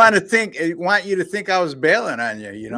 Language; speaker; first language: English; native; English